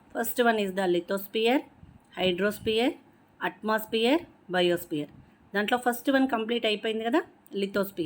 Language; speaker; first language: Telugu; native; Telugu